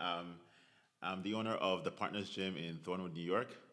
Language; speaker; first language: English; non-native, local second language; Igbo